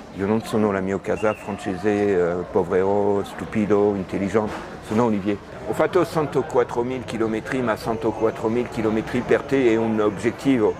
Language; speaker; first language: Italian; non-native, learner; French